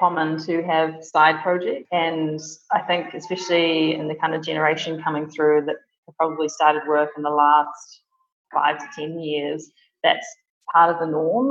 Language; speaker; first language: English; native; English